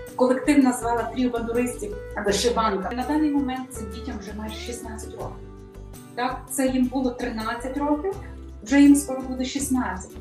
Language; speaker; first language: Ukrainian; native; Ukrainian